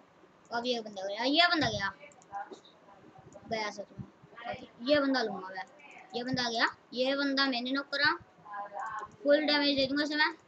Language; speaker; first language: Hindi; native; Hindi